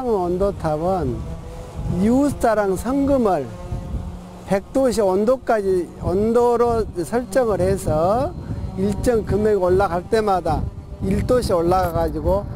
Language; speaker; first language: Korean; native; Korean